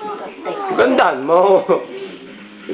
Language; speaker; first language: Filipino; native; Filipino